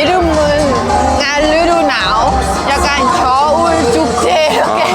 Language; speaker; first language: Korean; non-native, learner; Thai